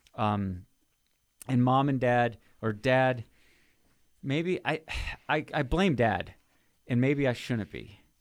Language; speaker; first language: English; native; English